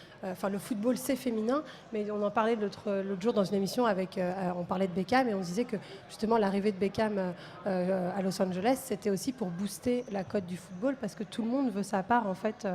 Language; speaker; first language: French; native; French